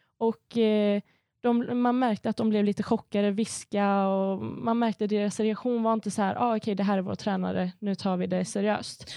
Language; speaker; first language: Swedish; native; Swedish